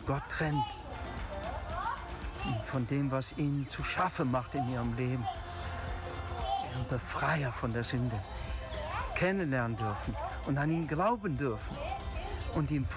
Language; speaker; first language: German; native; German